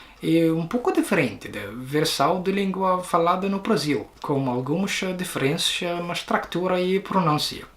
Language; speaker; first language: Portuguese; non-native, learner; Arabic